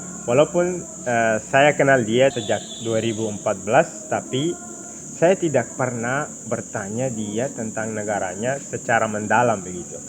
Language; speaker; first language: Indonesian; non-native, fluent; Arabic